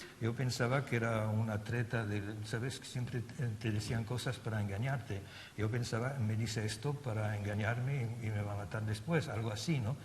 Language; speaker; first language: Spanish; non-native, fluent; German